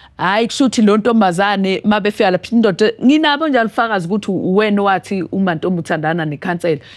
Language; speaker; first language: Zulu; native; Zulu